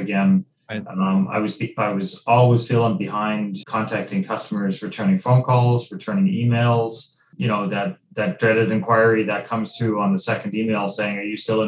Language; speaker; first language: English; native; English